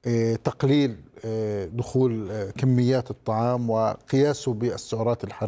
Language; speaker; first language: Arabic; native; Arabic